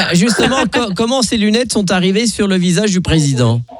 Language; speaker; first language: French; native; French